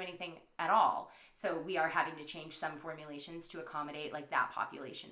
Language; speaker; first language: English; native; English